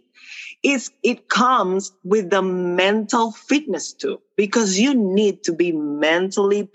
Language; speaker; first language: English; non-native, fluent; Spanish